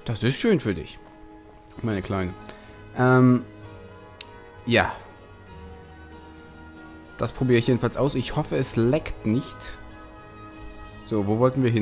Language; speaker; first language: German; native; German